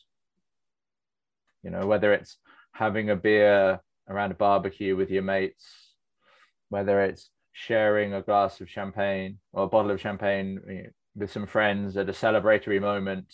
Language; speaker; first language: English; native; English